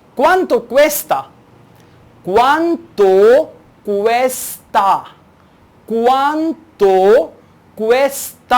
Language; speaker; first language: Spanish; non-native, learner; Urdu